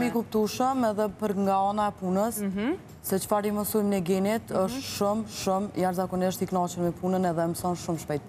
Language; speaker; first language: Albanian; native; Albanian